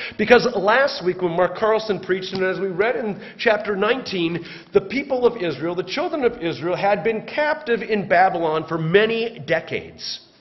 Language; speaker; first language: English; native; English